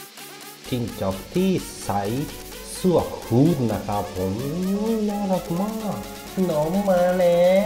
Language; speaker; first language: Thai; non-native, learner; Japanese